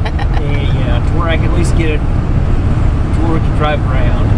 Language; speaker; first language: English; native; English